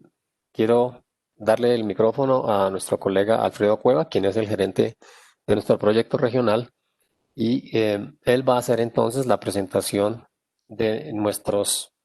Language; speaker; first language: Spanish; native; Spanish